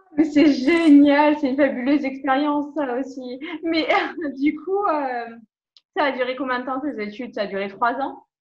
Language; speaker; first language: French; native; French